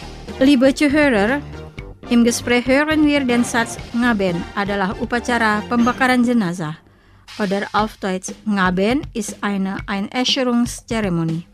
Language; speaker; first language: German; non-native, fluent; Indonesian